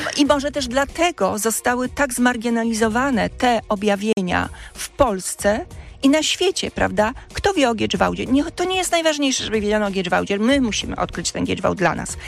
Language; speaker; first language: Polish; native; Polish